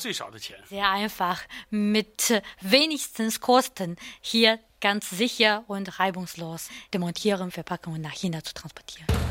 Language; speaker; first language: German; non-native, learner; Chinese